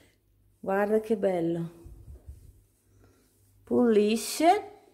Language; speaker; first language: Italian; non-native, fluent; Portuguese